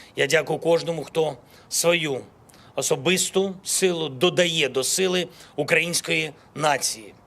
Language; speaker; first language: Ukrainian; non-native, local second language; Russian